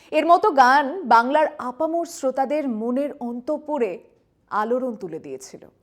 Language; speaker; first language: Bangla; native; Bangla